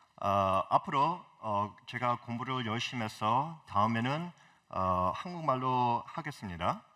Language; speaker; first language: Korean; early bilingual, heritage; English